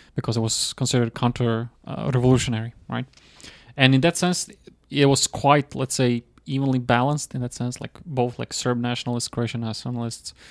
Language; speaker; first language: English; non-native, fluent; Croatian